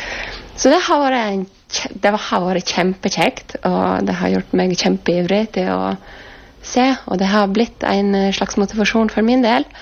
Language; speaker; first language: Norwegian; non-native, fluent; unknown